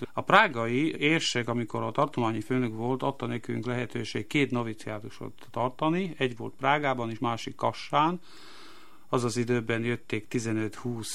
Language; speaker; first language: Hungarian; non-native, local second language; Slovak